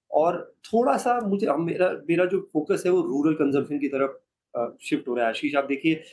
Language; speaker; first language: Hindi; native; Hindi